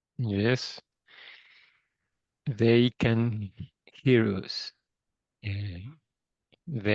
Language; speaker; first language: English; non-native, learner; Spanish